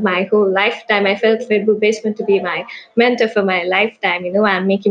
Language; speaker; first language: English; non-native, local second language; Sinhala